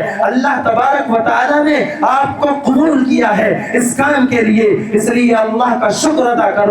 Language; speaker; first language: Urdu; native; Urdu